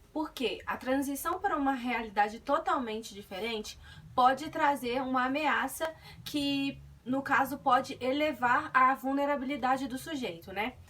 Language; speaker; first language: Portuguese; native; Portuguese